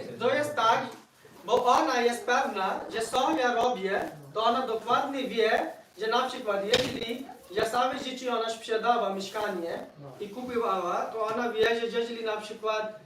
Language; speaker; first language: Polish; non-native, learner; Hindi